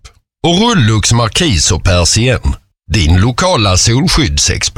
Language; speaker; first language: Swedish; native; Swedish